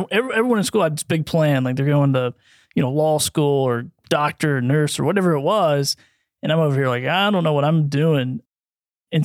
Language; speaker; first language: English; native; English